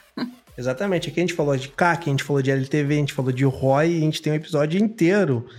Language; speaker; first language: Portuguese; native; Portuguese